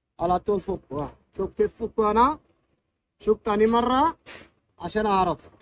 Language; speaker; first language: Arabic; non-native, learner; Bangla